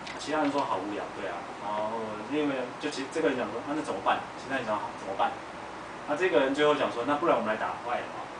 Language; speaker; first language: Chinese; native; Chinese